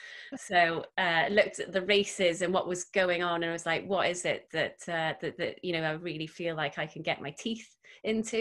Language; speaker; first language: English; native; English